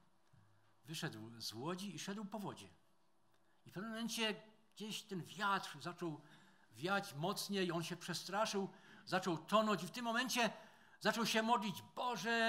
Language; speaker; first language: Polish; native; Polish